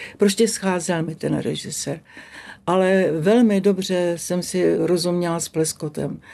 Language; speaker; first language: Czech; native; Czech